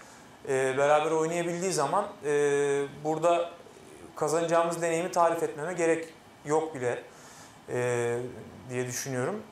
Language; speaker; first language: Turkish; native; Turkish